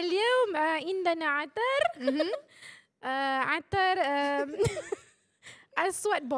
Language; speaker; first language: Arabic; non-native, learner; Malay